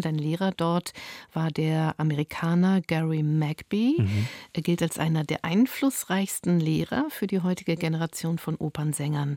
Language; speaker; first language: German; native; German